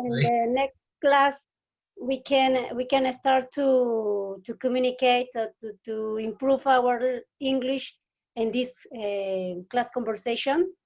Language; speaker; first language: English; non-native, learner; Spanish